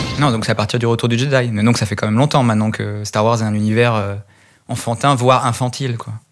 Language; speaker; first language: French; native; French